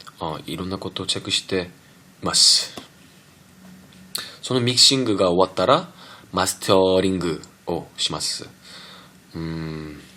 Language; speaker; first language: Japanese; non-native, fluent; Korean